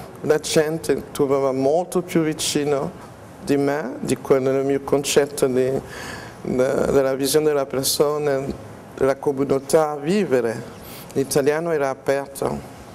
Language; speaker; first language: Italian; non-native, fluent; French